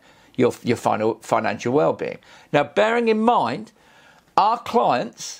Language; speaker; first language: English; native; English